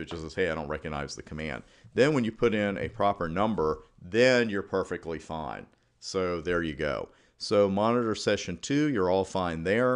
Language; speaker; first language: English; native; English